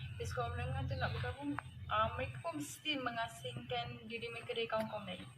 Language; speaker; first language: Malay; native; Malay